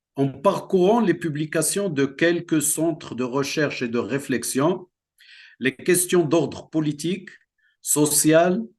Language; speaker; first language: French; non-native, local second language; Central Atlas Tamazight